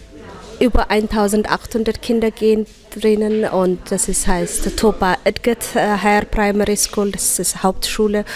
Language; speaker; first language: German; non-native, fluent; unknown